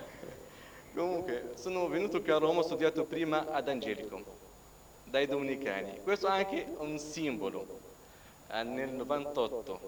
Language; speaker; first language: Italian; non-native, fluent; Arabic